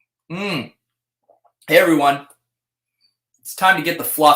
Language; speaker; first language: English; native; English